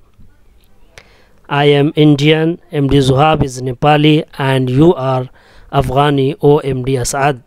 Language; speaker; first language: Urdu; native; Urdu